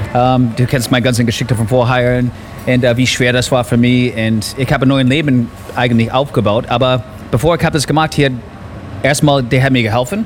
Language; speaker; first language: German; non-native, learner; English